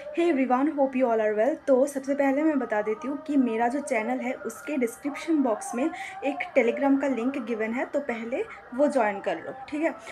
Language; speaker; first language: Hindi; non-native, local second language; Bangla